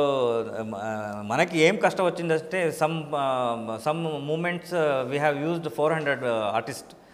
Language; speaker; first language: Telugu; non-native, learner; Kannada